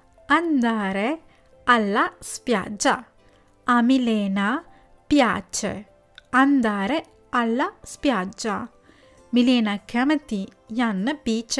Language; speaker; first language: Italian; non-native, fluent; Sinhala